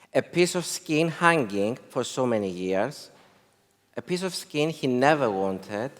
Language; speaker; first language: English; non-native, fluent; Greek